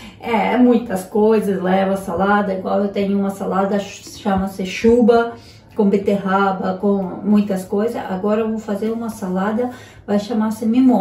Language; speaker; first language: Portuguese; non-native, learner; Ukrainian